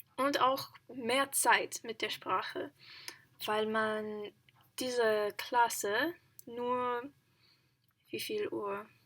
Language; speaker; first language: German; non-native, learner; English